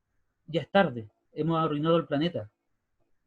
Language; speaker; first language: Spanish; native; Spanish